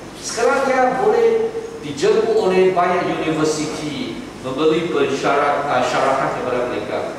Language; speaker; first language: Malay; non-native, local second language; Chinese